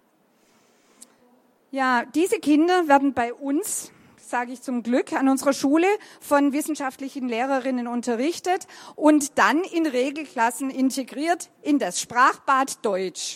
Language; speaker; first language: German; native; German